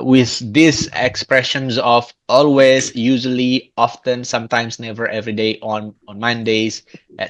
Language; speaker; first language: English; non-native, fluent; Indonesian